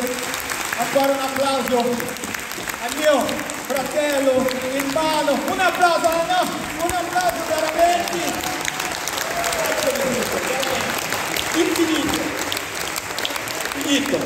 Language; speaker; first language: Italian; non-native, fluent; Portuguese